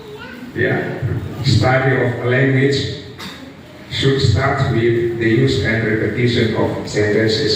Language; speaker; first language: English; non-native, fluent; Indonesian